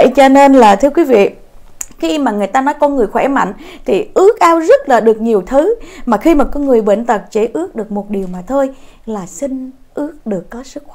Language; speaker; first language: Vietnamese; native; Vietnamese